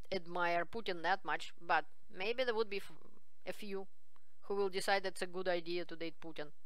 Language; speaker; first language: English; non-native, fluent; Russian